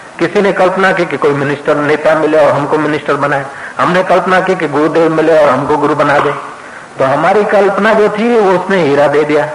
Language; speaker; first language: Hindi; non-native, local second language; Sindhi